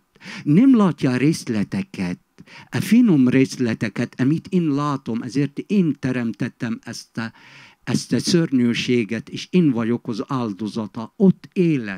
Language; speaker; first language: Hungarian; non-native, fluent; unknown